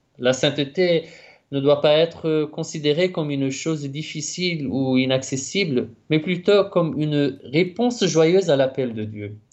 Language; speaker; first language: French; non-native, local second language; Arabic